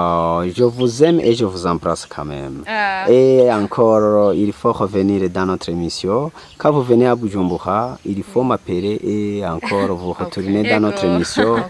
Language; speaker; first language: French; non-native, local second language; Rundi